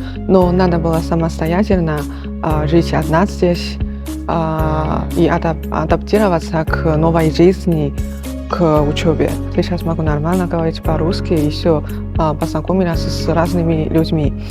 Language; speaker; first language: Russian; non-native, fluent; Chinese